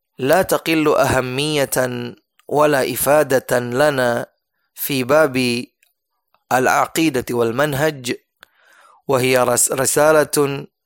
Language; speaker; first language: Arabic; non-native, fluent; Indonesian